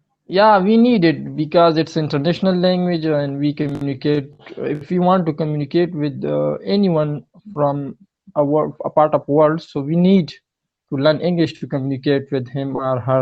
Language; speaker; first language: English; non-native, learner; Pashto